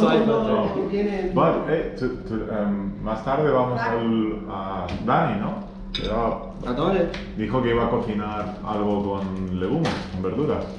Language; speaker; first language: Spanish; non-native, learner; Portuguese